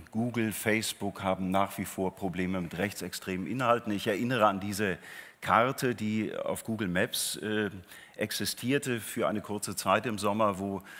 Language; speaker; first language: German; native; German